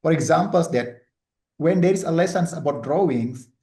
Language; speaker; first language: English; non-native, learner; Indonesian